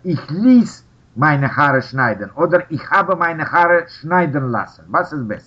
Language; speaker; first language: German; non-native, learner; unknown